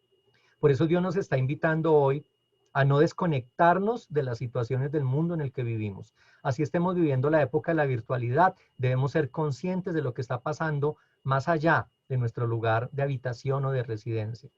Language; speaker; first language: Spanish; native; Spanish